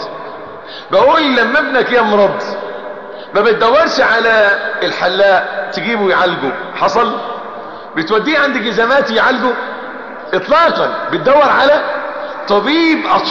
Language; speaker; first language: Arabic; native; Arabic